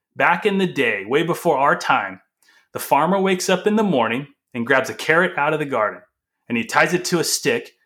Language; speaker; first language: English; early bilingual, other home language; Portuguese